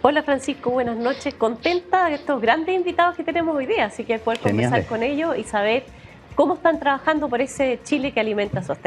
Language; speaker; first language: Spanish; native; Spanish